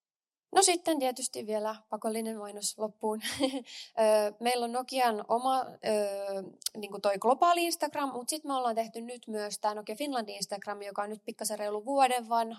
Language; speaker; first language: Finnish; native; Finnish